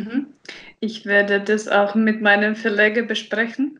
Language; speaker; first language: German; non-native, fluent; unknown